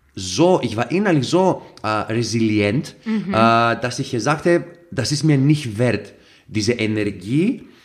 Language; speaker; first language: German; non-native, fluent; Greek